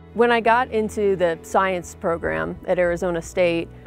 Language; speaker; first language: English; native; English